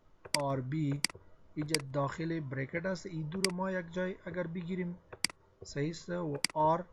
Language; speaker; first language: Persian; non-native, local second language; Pashto